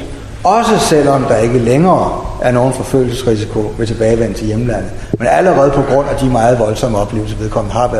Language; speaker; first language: Danish; native; Danish